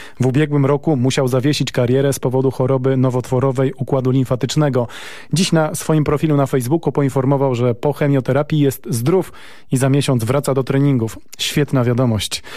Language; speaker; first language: Polish; native; Polish